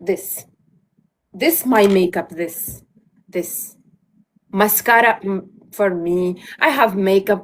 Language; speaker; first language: English; non-native, learner; Arabic